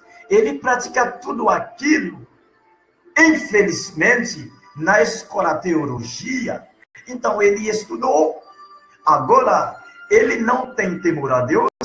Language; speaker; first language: Portuguese; non-native, learner; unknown